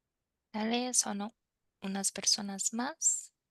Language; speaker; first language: Spanish; non-native, fluent; Portuguese